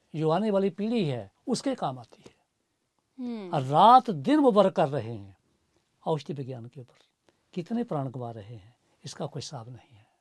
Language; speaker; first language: Hindi; native; Hindi